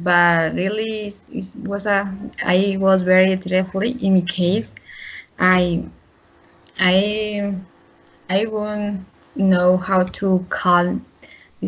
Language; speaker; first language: English; non-native, learner; Spanish